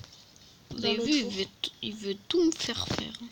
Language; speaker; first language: French; native; French